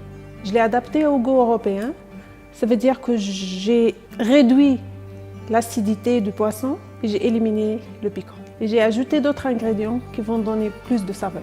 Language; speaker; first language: French; non-native, fluent; Spanish